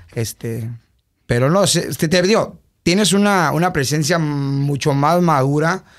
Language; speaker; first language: Spanish; early bilingual, heritage; Spanish